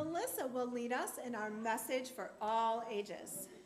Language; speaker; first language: English; native; English